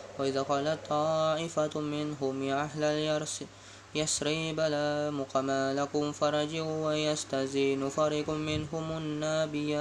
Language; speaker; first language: Arabic; non-native, learner; Indonesian